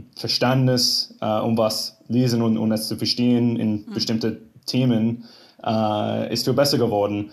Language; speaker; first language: German; non-native, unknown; English